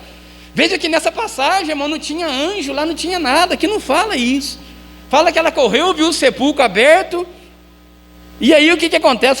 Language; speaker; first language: Portuguese; native; Portuguese